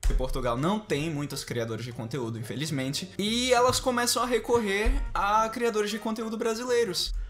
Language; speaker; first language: Portuguese; native; Portuguese